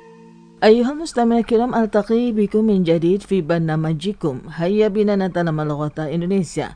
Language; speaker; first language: Arabic; non-native, fluent; Indonesian